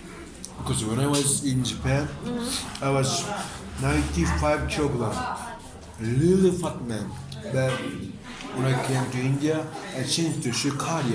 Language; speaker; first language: English; non-native, learner; Japanese